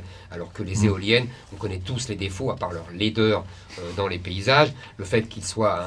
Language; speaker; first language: French; native; French